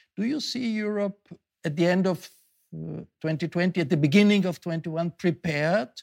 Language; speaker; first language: English; non-native, fluent; German